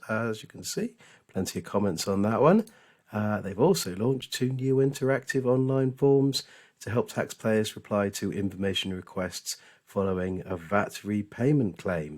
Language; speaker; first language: English; native; English